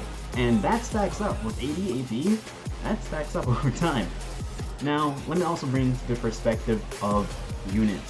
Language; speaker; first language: English; native; English